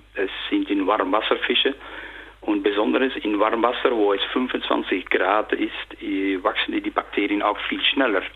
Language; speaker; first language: German; non-native, fluent; Dutch